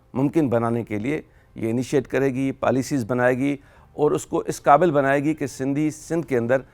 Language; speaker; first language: Urdu; non-native, local second language; Sindhi